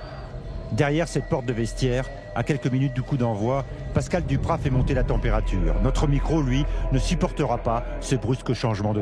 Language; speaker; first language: French; native; French